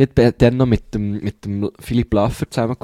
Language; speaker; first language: German; native; German